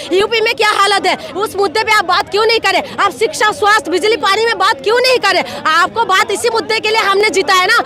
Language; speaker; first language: Hindi; non-native, local second language; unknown